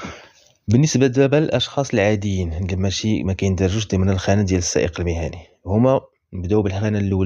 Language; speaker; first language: Arabic; native; Arabic